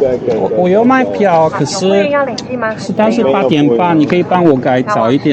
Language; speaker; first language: Chinese; non-native, fluent; Polish